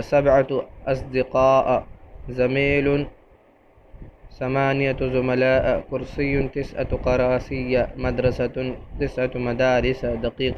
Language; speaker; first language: Arabic; non-native, fluent; Urdu